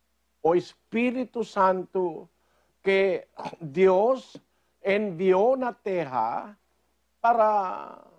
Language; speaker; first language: Portuguese; non-native, fluent; Filipino